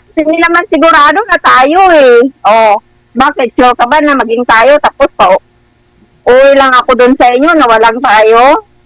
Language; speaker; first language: Filipino; non-native, local second language; Hiligaynon